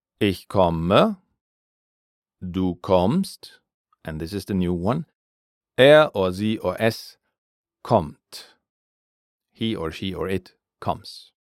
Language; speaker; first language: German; non-native, fluent; English